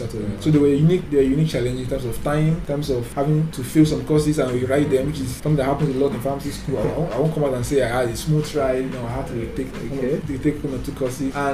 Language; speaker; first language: English; non-native, local second language; Yoruba